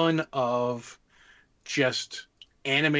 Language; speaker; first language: English; native; English